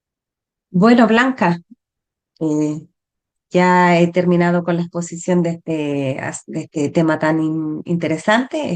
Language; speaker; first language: Spanish; native; Spanish